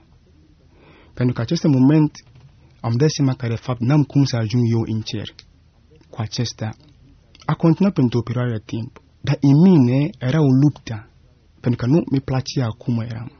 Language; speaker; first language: Romanian; non-native, fluent; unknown